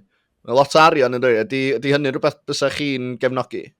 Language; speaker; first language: Welsh; native; Welsh